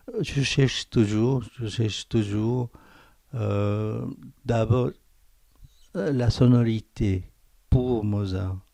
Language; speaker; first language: French; non-native, fluent; Korean